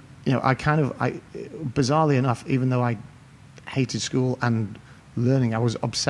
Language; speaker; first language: English; native; English